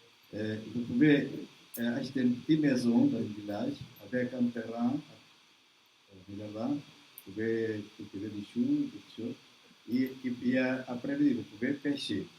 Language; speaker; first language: French; non-native, learner; Portuguese